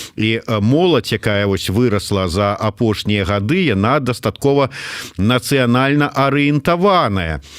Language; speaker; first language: Belarusian; native; Belarusian